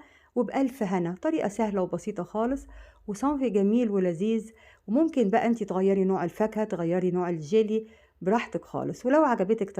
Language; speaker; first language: Arabic; native; Arabic